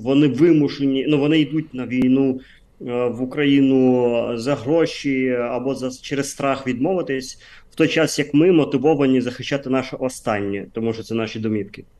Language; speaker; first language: Ukrainian; non-native, fluent; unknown